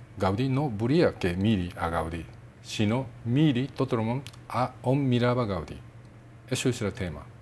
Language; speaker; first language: Catalan; non-native, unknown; Japanese